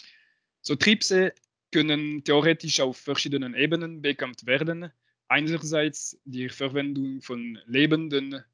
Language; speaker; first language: German; non-native, local second language; French